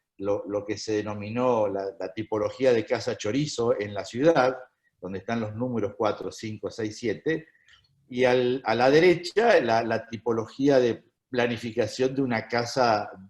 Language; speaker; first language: Spanish; native; Spanish